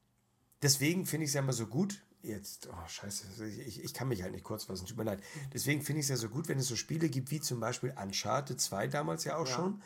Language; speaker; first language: German; native; German